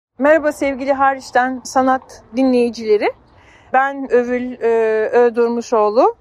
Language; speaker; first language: Turkish; native; Turkish